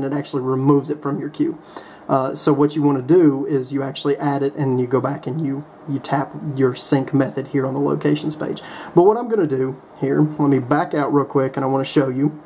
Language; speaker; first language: English; native; English